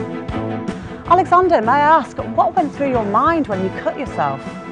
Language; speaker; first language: English; native; English